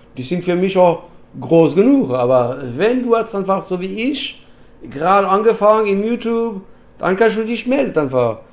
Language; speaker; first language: German; non-native, learner; French